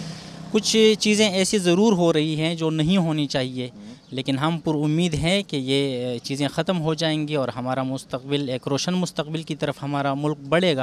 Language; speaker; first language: Urdu; native; Urdu